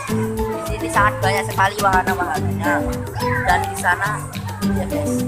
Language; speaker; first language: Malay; non-native, local second language; Javanese